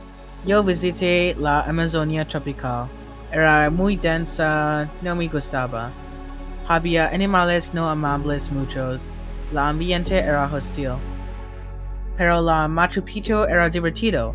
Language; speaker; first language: Spanish; non-native, learner; English